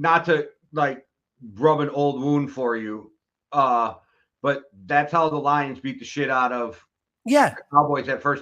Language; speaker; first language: English; native; English